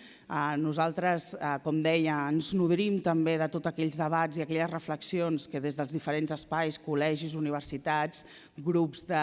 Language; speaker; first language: Catalan; native; Catalan